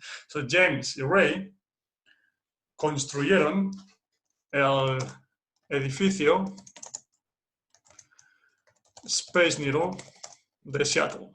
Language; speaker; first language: Spanish; non-native, fluent; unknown